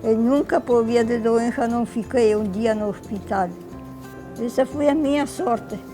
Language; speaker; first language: Portuguese; non-native, local second language; German